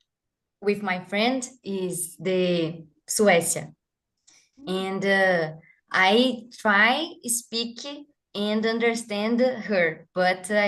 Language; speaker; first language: English; non-native, learner; Portuguese